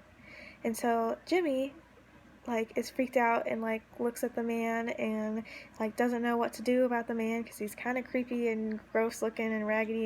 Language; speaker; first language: English; native; English